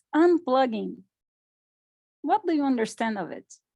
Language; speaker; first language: English; non-native, fluent; Portuguese